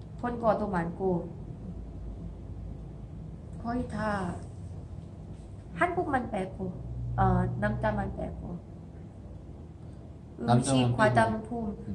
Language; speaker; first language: Korean; non-native, learner; Thai